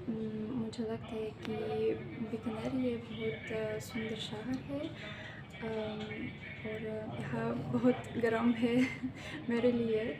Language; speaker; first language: Hindi; non-native, learner; Russian